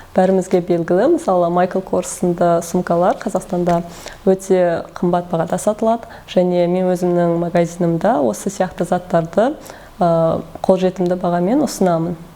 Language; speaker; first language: Kazakh; early bilingual, heritage; Kazakh